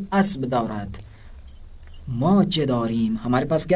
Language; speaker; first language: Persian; non-native, fluent; Urdu